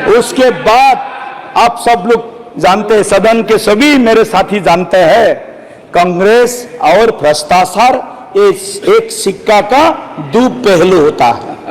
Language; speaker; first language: Hindi; non-native, local second language; Assamese